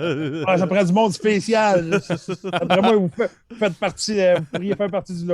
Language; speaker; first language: French; native; French